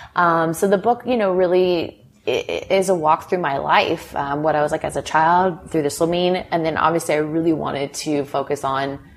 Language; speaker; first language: English; native; English